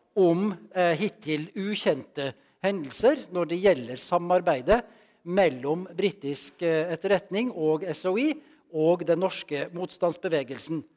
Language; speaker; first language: Norwegian; native; Norwegian